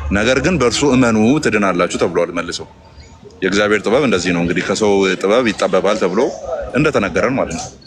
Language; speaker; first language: Amharic; non-native, local second language; Oromo